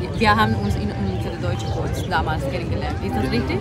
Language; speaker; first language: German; non-native, learner; Turkish